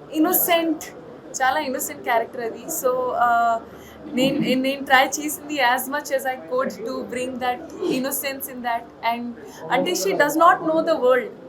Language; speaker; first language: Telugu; non-native, fluent; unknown